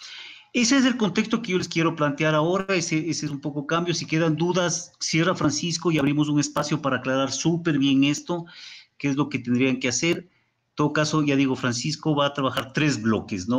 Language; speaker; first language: Spanish; native; Spanish